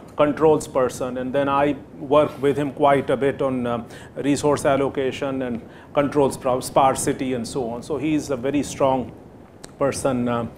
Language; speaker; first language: English; non-native, local second language; Hindi